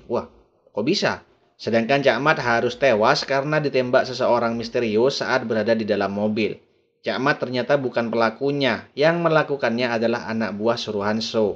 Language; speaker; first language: Indonesian; native; Indonesian